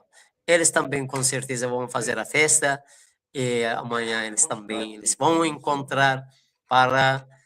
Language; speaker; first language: Portuguese; non-native, fluent; Persian